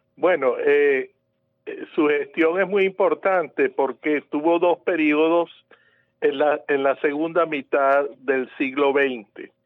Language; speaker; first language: Spanish; native; Spanish